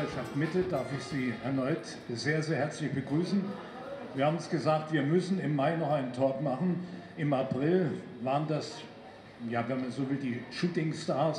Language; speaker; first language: German; native; German